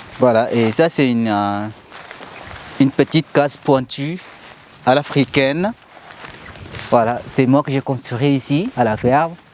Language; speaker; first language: French; non-native, learner; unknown